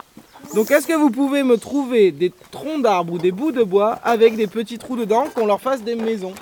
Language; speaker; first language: French; native; French